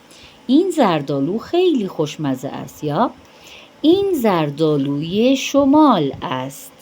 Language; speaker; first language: Persian; non-native, fluent; Urdu